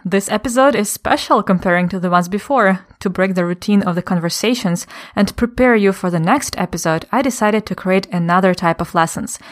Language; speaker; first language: English; non-native, fluent; Ukrainian